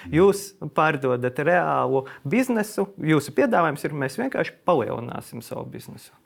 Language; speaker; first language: Latvian; native; Latvian